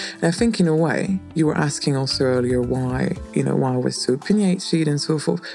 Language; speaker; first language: English; non-native, fluent; French